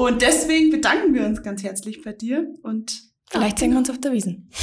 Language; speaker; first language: German; native; German